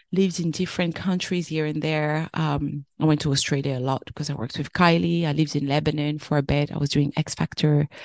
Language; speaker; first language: English; early bilingual, other home language; French